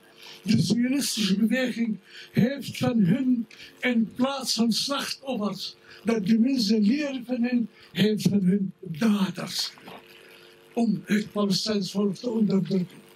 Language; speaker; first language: Dutch; non-native, fluent; Arabic